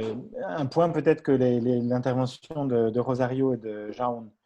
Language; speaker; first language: French; native; French